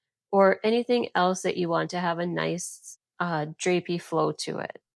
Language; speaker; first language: English; native; English